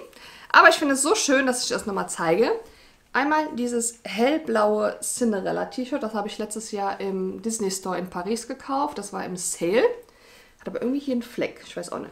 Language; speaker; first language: German; native; German